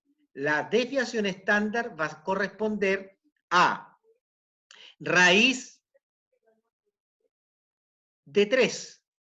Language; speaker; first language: Spanish; native; Spanish